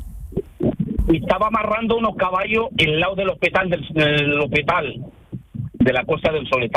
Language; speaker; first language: Spanish; early bilingual, other home language; Arabic